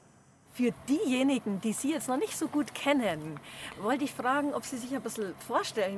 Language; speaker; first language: German; native; German